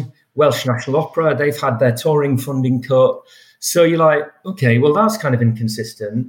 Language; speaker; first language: English; native; English